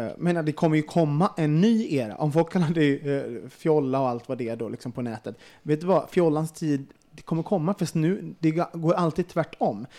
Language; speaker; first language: Swedish; native; Swedish